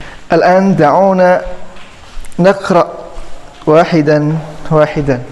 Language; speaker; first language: Arabic; non-native, fluent; Indonesian